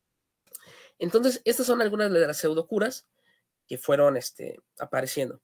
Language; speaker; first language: Spanish; native; Spanish